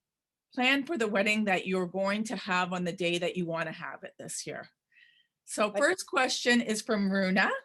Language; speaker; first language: English; native; English